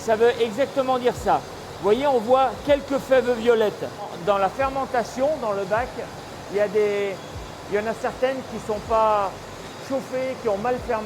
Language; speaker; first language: French; native; French